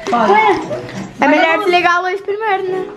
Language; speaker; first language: Portuguese; native; Portuguese